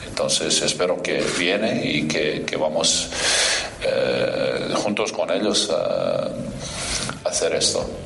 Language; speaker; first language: Spanish; non-native, fluent; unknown